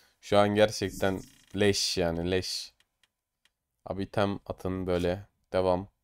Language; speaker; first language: Turkish; native; Turkish